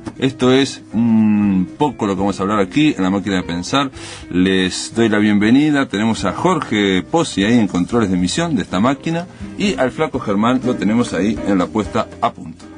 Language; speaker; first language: Spanish; native; Spanish